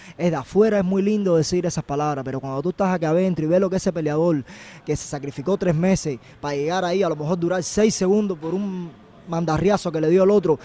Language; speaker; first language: Spanish; native; Spanish